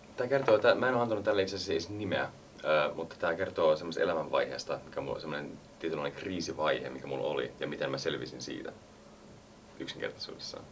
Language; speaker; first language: Finnish; early bilingual, heritage; Finnish